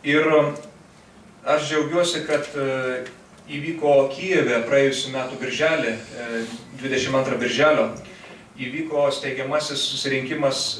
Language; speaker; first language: Lithuanian; non-native, local second language; Russian